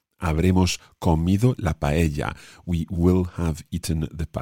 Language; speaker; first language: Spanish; non-native, fluent; English